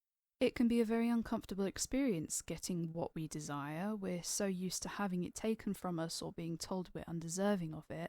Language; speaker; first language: English; native; English